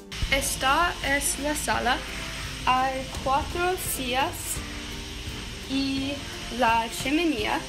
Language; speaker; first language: Spanish; non-native, learner; English